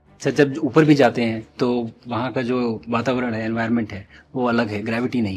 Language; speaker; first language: Hindi; native; Hindi